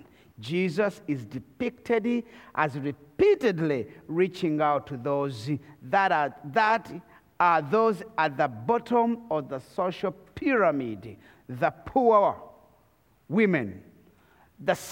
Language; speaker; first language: English; non-native, local second language; Kinyarwanda